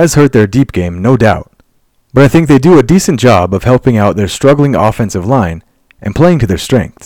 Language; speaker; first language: English; native; English